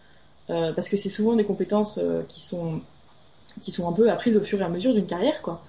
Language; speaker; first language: French; native; French